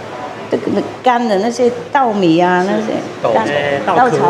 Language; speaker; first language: Chinese; non-native, fluent; Vietnamese